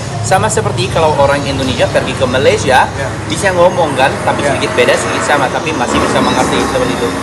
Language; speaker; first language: Indonesian; non-native, fluent; English